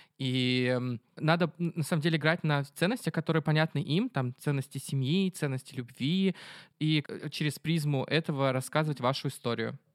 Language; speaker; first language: Russian; native; Russian